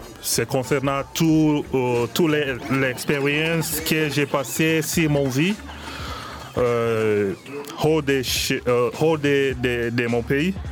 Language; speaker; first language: French; non-native, learner; Swahili